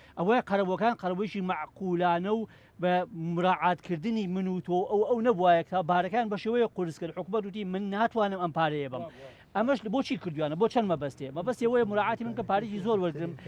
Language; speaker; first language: Central Kurdish; native; Central Kurdish